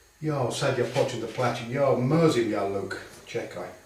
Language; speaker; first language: Bosnian; non-native, learner; English